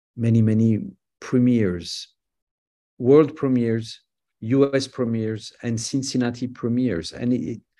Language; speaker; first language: English; non-native, fluent; French